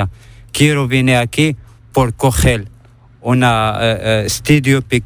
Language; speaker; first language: Spanish; non-native, learner; Arabic